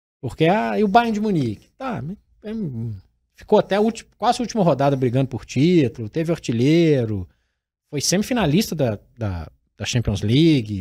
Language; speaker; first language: Portuguese; native; Portuguese